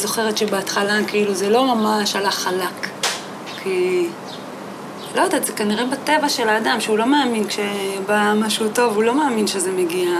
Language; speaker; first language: Hebrew; native; Hebrew